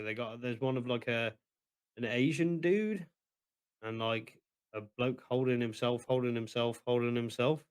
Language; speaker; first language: English; native; English